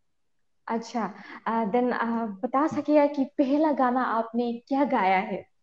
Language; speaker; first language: Hindi; non-native, local second language; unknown